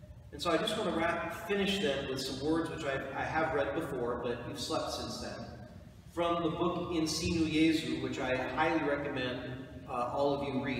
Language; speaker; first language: English; native; English